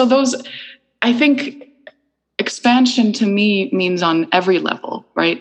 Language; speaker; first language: English; early bilingual, other home language; Icelandic